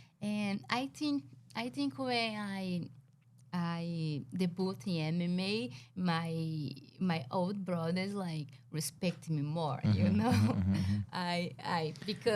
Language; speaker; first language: English; non-native, learner; Portuguese